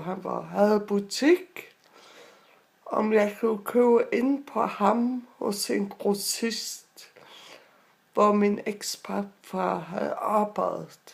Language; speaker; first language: Danish; non-native, local second language; Faroese